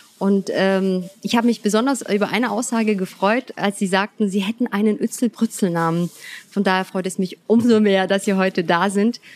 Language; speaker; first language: German; early bilingual, other home language; Turkish